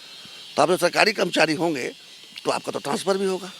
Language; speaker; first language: Hindi; native; Hindi